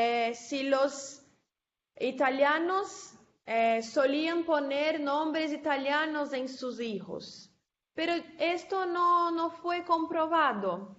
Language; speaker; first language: Spanish; non-native, fluent; Portuguese